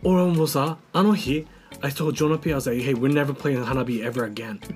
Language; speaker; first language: English; early bilingual, other home language; Japanese